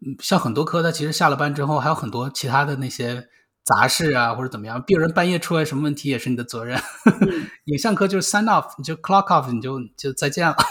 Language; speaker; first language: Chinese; native; Chinese